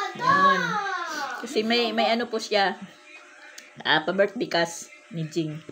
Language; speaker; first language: Filipino; non-native, local second language; Waray